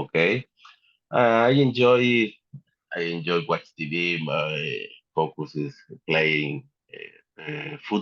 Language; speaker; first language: English; non-native, learner; Spanish